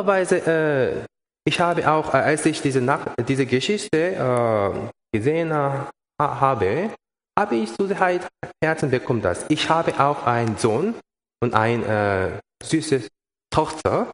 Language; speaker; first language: German; non-native, learner; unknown